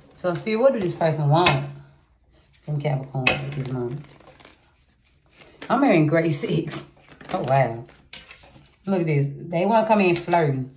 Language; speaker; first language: English; native; English